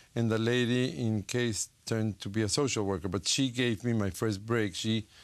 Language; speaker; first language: English; non-native, fluent; Spanish